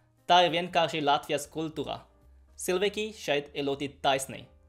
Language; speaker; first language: Latvian; non-native, fluent; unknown